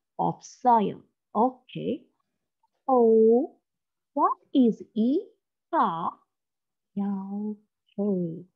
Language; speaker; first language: English; non-native, learner; Korean